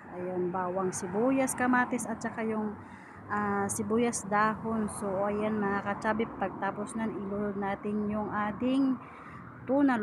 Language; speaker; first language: Filipino; non-native, local second language; Iloko